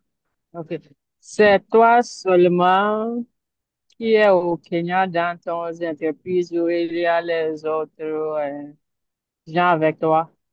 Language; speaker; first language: French; non-native, learner; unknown